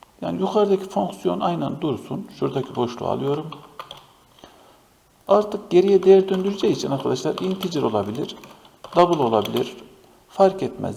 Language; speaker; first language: Turkish; native; Turkish